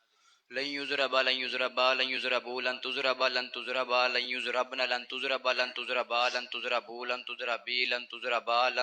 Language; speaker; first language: Arabic; non-native, learner; Urdu